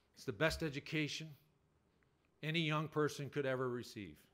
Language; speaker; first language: English; native; English